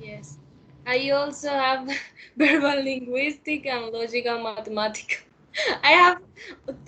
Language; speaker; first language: English; non-native, learner; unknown